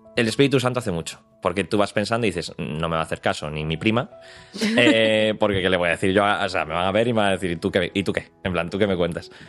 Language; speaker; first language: Spanish; native; Spanish